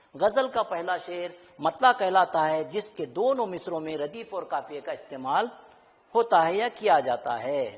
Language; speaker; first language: Urdu; native; Urdu